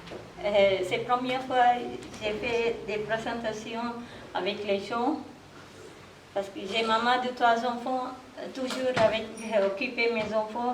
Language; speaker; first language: French; non-native, learner; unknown